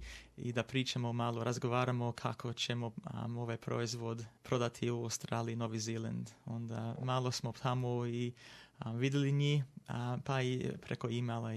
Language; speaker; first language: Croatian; early bilingual, heritage; English